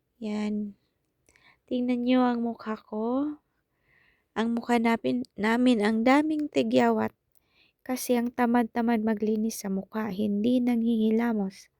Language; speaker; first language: Filipino; non-native, local second language; Cebuano